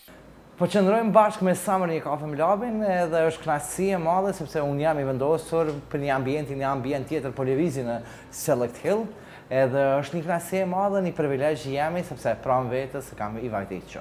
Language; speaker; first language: Albanian; native; Albanian